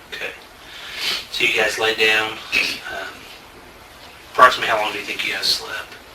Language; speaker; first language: English; native; English